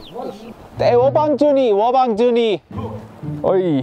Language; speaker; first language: Chinese; non-native, learner; English